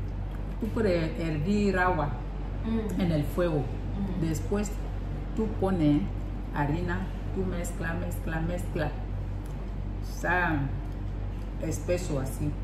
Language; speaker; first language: Spanish; non-native, learner; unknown